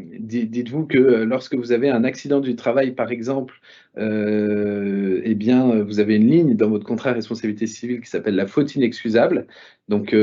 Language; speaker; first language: French; native; French